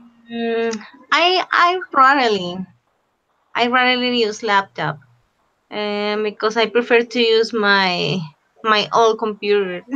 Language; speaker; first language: English; non-native, fluent; Spanish